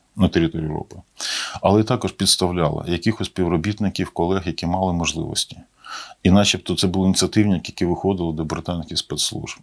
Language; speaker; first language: Ukrainian; native; Ukrainian